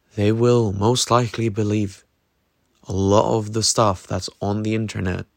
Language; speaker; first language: English; non-native, fluent; Norwegian